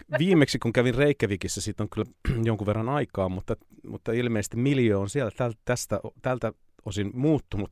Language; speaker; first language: Finnish; native; Finnish